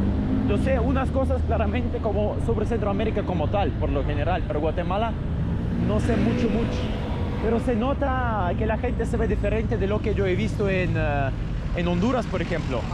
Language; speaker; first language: Spanish; non-native, fluent; Russian